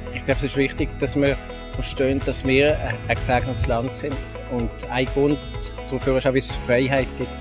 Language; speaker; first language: German; non-native, fluent; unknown